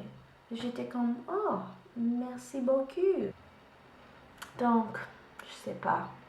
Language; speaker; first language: French; non-native, learner; English